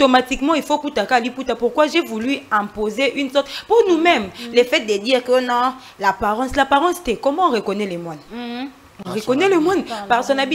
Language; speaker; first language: French; non-native, local second language; Lingala